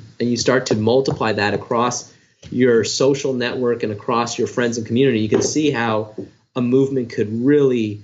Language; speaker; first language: English; native; English